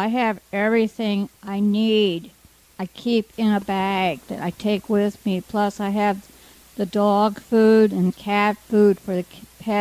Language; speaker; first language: English; native; English